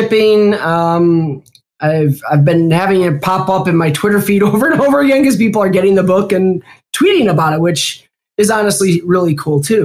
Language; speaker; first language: English; native; English